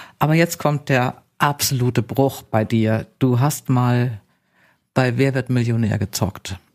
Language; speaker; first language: German; native; German